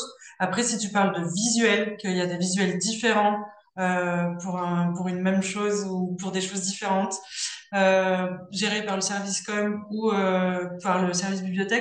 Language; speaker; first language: French; native; French